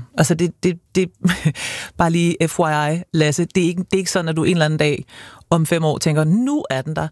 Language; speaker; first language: Danish; native; Danish